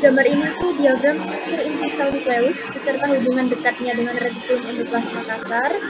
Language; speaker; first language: Indonesian; native; Indonesian